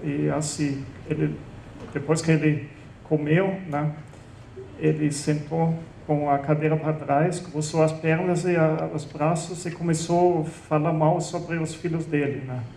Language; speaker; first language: Portuguese; non-native, fluent; German